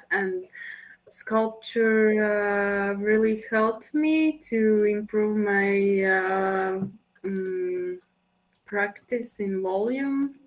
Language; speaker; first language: English; non-native, fluent; Latvian